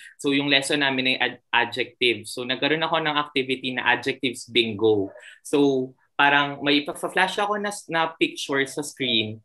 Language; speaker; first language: Filipino; non-native, local second language; Cebuano